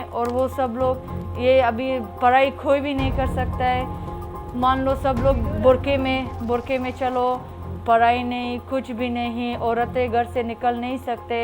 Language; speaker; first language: Hindi; non-native, fluent; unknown